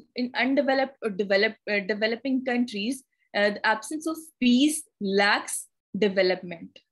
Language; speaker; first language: English; non-native, local second language; Urdu